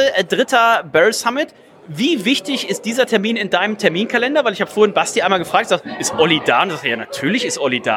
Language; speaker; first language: German; native; German